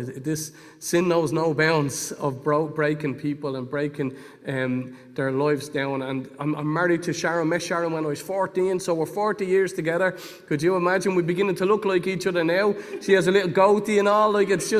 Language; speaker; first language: English; native; English